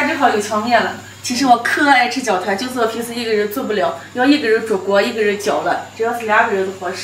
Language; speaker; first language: Chinese; native; Chinese